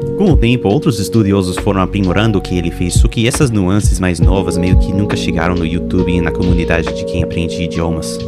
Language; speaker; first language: Portuguese; non-native, fluent; English